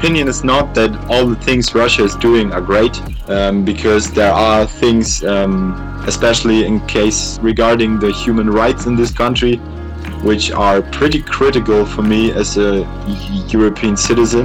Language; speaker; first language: English; non-native, fluent; German